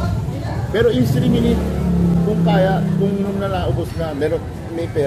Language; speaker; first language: Filipino; non-native, learner; Korean